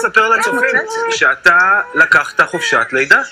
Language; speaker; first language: Hebrew; native; Hebrew